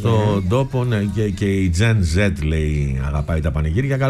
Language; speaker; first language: Greek; native; Greek